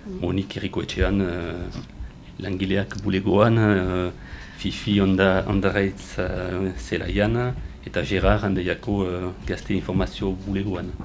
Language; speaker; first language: Basque; non-native, learner; French